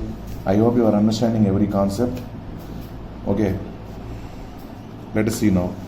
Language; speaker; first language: English; non-native, local second language; Telugu